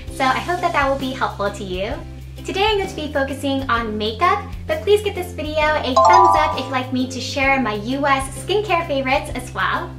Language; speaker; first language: English; early bilingual, other home language; Japanese